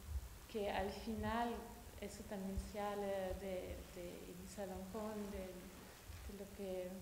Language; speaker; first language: Spanish; non-native, fluent; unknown